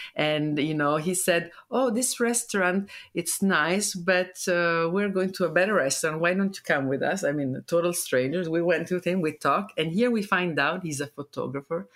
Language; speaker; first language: English; non-native, fluent; Italian